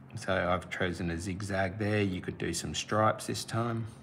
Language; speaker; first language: English; native; English